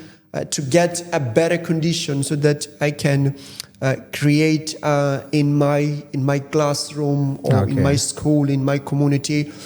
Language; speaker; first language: English; non-native, fluent; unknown